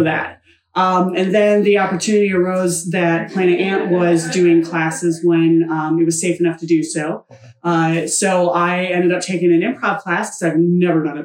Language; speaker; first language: English; native; English